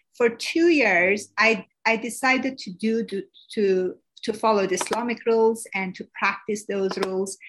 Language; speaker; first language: English; non-native, fluent; Persian